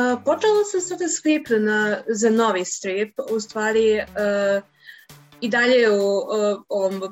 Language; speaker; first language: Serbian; early bilingual, heritage; English